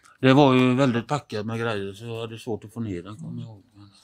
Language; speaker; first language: Swedish; native; Swedish